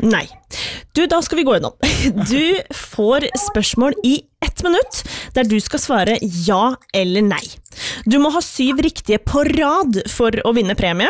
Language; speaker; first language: Norwegian; native; Norwegian